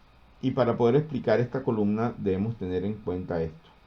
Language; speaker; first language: Spanish; native; Spanish